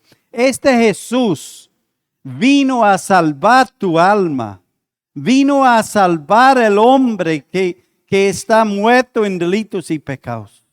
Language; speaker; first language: Spanish; non-native, fluent; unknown